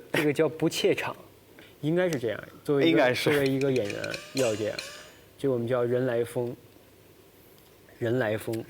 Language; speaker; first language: Chinese; native; Chinese